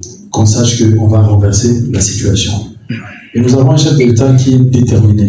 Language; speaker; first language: French; non-native, local second language; Lingala